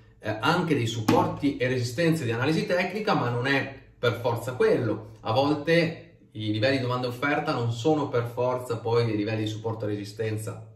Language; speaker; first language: Italian; native; Italian